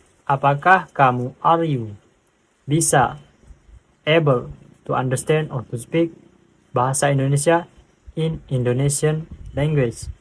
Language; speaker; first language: English; non-native, fluent; Indonesian